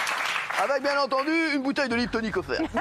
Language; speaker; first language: French; native; French